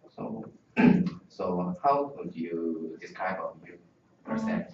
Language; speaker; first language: English; non-native, learner; Korean